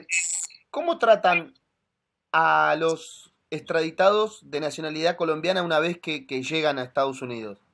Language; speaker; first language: Spanish; native; Spanish